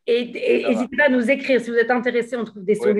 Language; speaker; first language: French; native; French